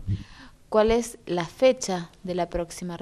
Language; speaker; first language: Spanish; native; Spanish